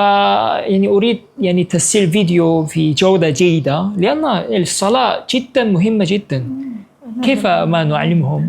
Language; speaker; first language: Arabic; non-native, fluent; Korean